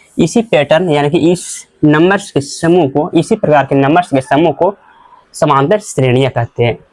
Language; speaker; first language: Hindi; native; Hindi